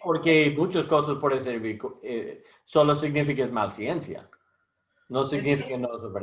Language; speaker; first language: Spanish; non-native, learner; English